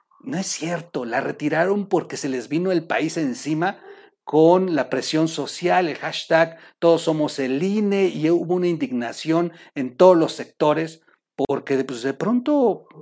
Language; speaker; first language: Spanish; native; Spanish